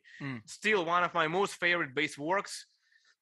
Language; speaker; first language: English; non-native, fluent; Ukrainian